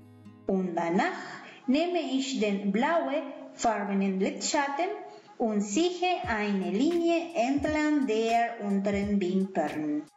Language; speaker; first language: German; non-native, fluent; Spanish